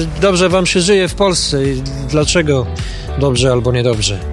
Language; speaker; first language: Polish; native; Polish